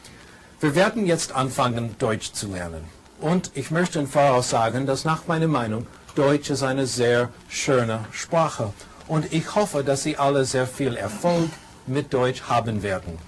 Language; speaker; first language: German; non-native, fluent; English